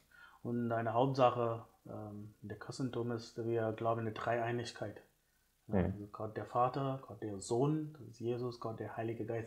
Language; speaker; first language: German; non-native, fluent; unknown